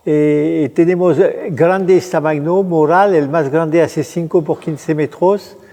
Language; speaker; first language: Spanish; non-native, fluent; French